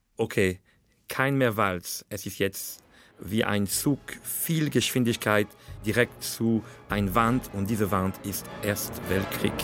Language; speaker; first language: German; non-native, fluent; French